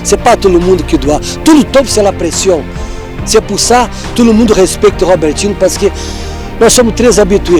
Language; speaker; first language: French; non-native, fluent; Portuguese